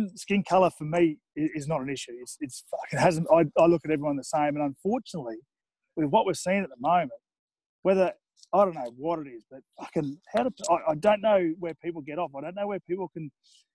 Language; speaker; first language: English; native; English